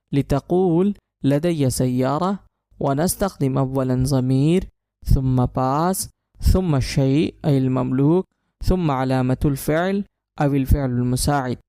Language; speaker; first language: Arabic; non-native, fluent; Urdu